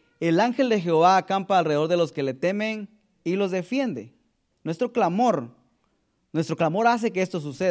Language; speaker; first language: Spanish; native; Spanish